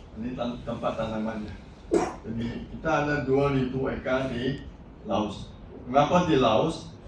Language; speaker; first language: Malay; non-native, local second language; Chinese